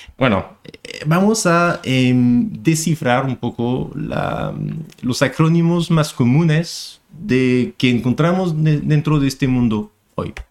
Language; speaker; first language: Spanish; non-native, fluent; French